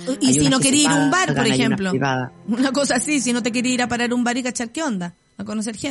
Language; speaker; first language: Spanish; native; Spanish